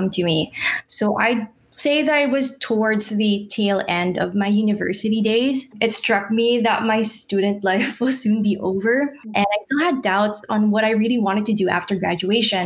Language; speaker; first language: English; non-native, local second language; Filipino